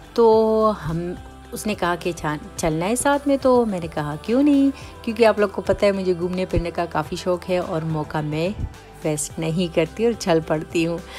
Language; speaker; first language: Urdu; native; Urdu